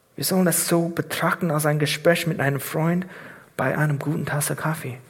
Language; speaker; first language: German; non-native, fluent; English